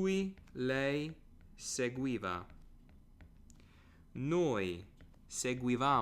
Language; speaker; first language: Italian; non-native, fluent; English